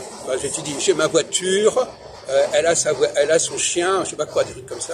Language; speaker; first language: French; native; French